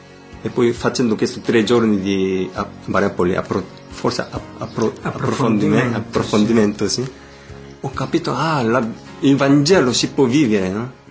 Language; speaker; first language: Italian; non-native, learner; Korean